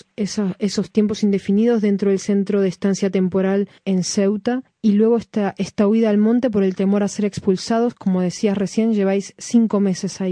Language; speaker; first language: Spanish; native; Spanish